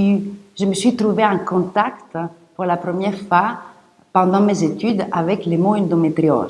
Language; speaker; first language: French; non-native, fluent; Greek